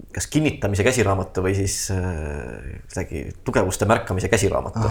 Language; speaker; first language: Estonian; native; Estonian